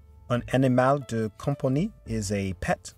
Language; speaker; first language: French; non-native, learner; English